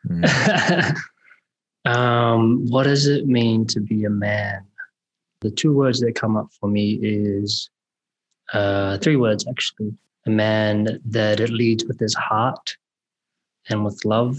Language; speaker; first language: English; native; English